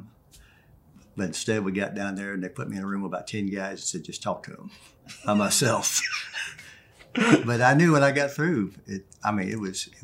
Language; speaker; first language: English; native; English